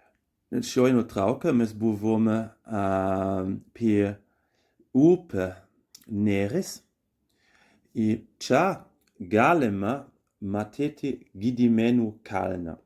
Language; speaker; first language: Lithuanian; non-native, learner; German